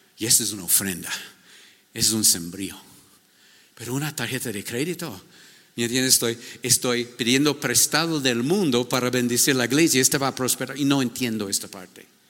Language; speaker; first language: Spanish; non-native, fluent; English